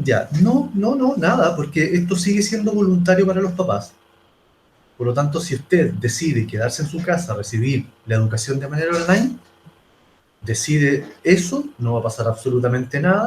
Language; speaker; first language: Spanish; native; Spanish